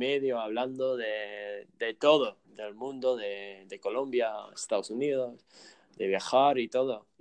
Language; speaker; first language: Spanish; non-native, fluent; English